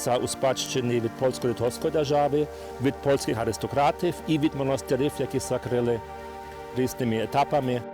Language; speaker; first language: Ukrainian; non-native, fluent; German